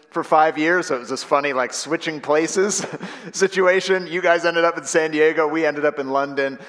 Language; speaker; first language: English; native; English